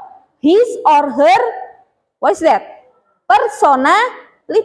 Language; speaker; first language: English; non-native, fluent; Indonesian